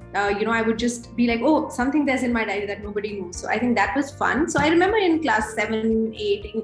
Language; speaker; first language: English; non-native, local second language; Hindi